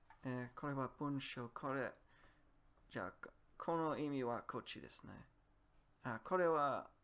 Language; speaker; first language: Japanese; non-native, learner; Polish